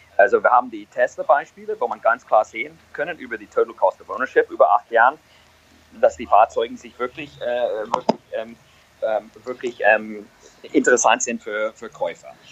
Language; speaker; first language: German; non-native, fluent; English